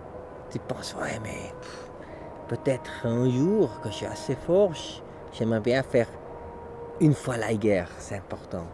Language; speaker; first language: French; non-native, local second language; German